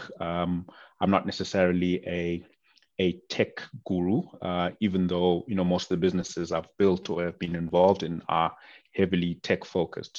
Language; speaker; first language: English; non-native, local second language; North Ndebele